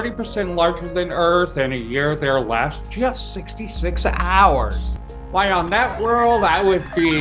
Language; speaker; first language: English; native; English